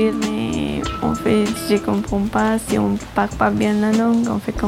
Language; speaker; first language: French; non-native, learner; Romanian